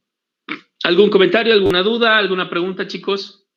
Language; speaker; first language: Spanish; native; Spanish